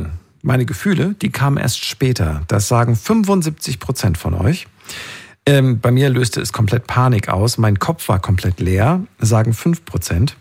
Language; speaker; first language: German; native; German